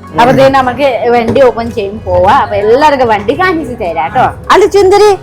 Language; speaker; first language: Malayalam; non-native, learner; Nepali